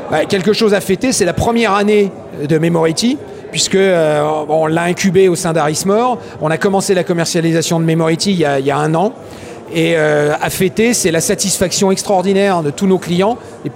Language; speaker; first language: French; native; French